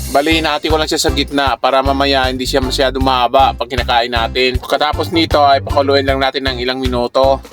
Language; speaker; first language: Filipino; non-native, local second language; Cebuano